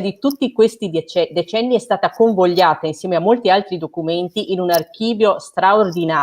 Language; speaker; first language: Italian; native; Italian